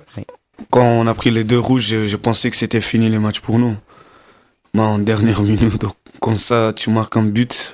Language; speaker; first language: French; non-native, learner; Kabuverdianu